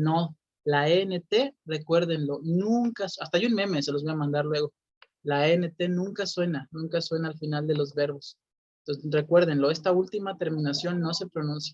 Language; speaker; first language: Spanish; native; Spanish